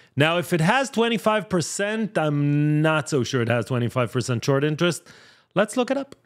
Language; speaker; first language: English; non-native, fluent; Hebrew